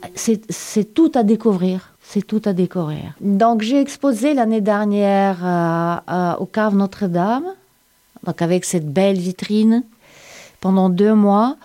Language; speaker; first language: French; non-native, fluent; Russian